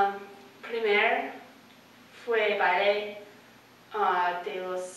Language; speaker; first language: Spanish; non-native, learner; English